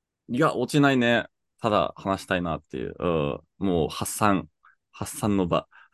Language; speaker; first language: Japanese; non-native, fluent; English